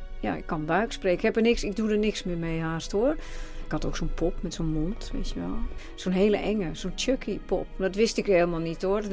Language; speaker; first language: Dutch; native; Dutch